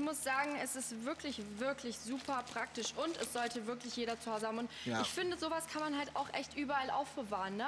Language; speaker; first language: German; native; German